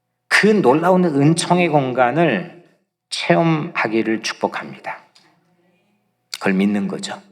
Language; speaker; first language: Korean; native; Korean